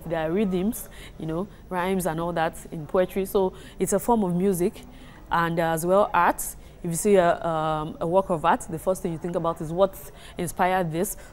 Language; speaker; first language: English; non-native, local second language; Yoruba